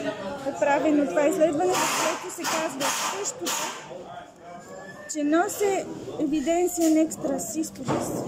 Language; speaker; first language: Bulgarian; native; Bulgarian